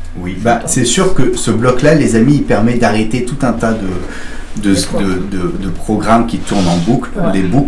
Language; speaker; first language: French; native; French